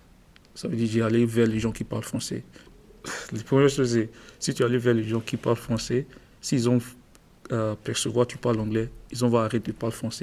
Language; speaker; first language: French; non-native, learner; English